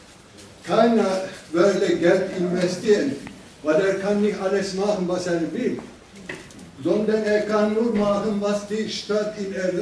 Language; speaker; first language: German; non-native, learner; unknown